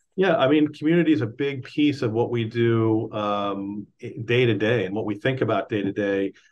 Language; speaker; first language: English; native; English